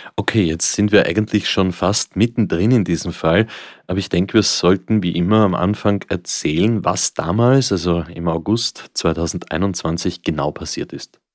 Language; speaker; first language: German; native; German